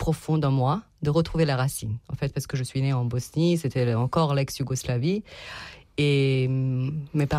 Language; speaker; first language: French; non-native, fluent; Serbian